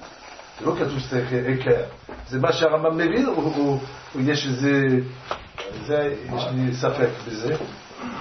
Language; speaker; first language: Hebrew; non-native, fluent; French